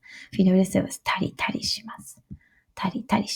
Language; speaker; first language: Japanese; non-native, fluent; English